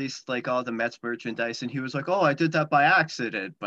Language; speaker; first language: English; native; English